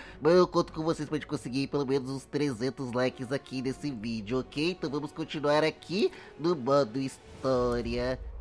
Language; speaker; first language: Portuguese; native; Portuguese